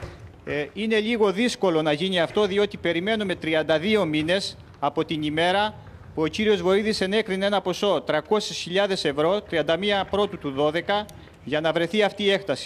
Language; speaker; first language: Greek; native; Greek